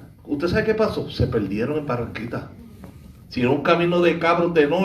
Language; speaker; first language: Spanish; native; Spanish